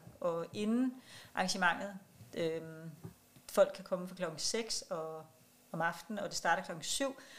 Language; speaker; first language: Danish; non-native, local second language; Kalaallisut